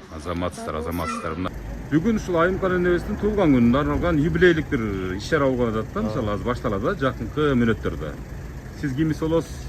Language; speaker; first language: Kyrgyz; native; Kyrgyz